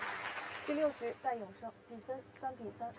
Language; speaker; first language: Chinese; native; Chinese